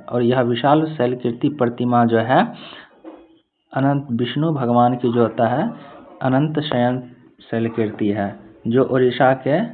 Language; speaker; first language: Hindi; native; Hindi